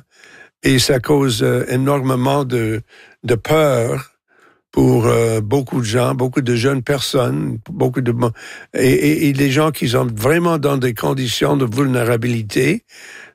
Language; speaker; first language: French; non-native, local second language; English